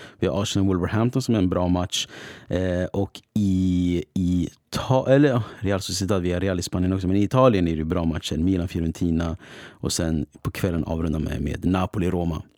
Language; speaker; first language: Swedish; native; Swedish